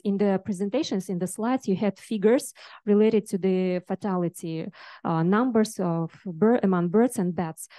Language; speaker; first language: English; non-native, fluent; Russian